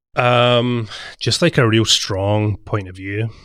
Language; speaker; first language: English; native; English